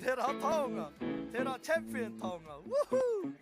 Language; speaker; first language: Māori; non-native, local second language; English